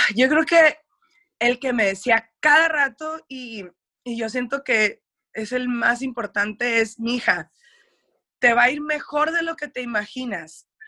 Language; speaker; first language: Spanish; early bilingual, heritage; Spanish